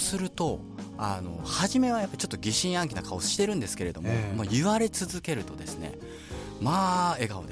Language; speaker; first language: Japanese; native; Japanese